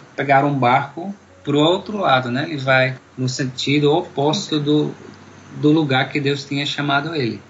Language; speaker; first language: Portuguese; non-native, fluent; Dutch